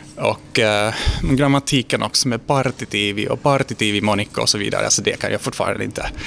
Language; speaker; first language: Swedish; non-native, fluent; Hungarian